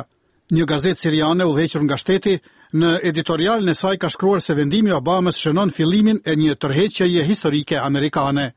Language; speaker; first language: Albanian; native; Albanian